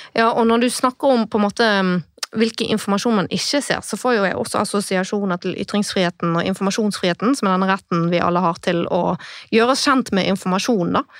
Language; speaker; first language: Norwegian; native; Norwegian